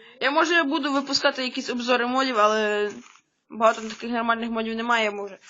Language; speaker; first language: Ukrainian; native; Ukrainian